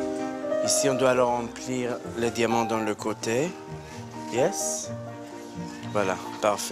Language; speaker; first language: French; non-native, fluent; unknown